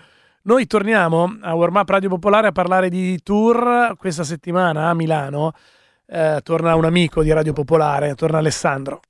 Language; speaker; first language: Italian; native; Italian